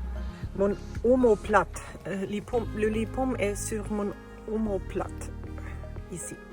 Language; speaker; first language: French; non-native, learner; German